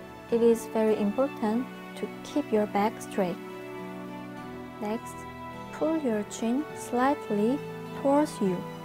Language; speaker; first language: English; non-native, fluent; Korean